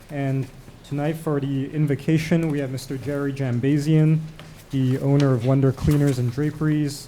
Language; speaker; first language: English; non-native, local second language; Cantonese